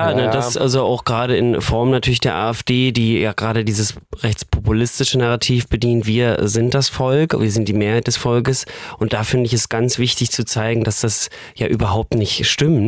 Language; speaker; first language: German; native; German